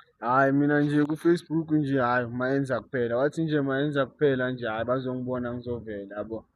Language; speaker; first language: Zulu; native; Zulu